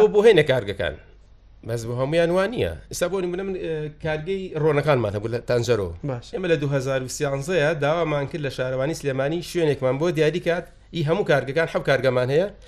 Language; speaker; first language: Central Kurdish; native; Central Kurdish